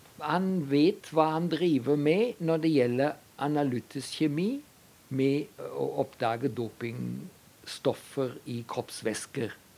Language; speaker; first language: Norwegian; non-native, fluent; German